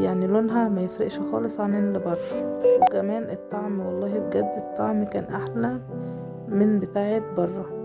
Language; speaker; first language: Arabic; native; Arabic